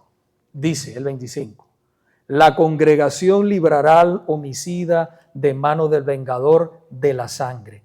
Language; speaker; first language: Spanish; native; Spanish